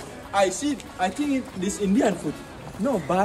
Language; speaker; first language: English; non-native, learner; Indonesian